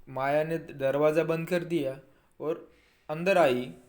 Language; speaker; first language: Hindi; non-native, local second language; Marathi